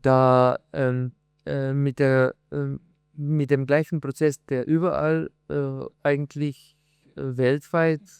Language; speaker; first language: German; non-native, fluent; Slovenian